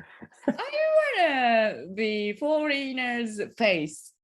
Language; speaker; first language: English; non-native, learner; Japanese